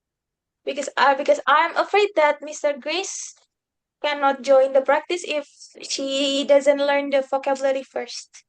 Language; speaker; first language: English; non-native, fluent; Indonesian